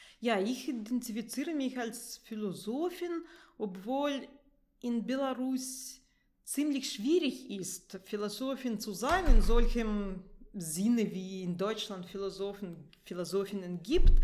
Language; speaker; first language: German; non-native, fluent; Russian